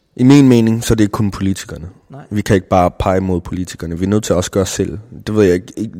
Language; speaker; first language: Danish; non-native, local second language; Kalaallisut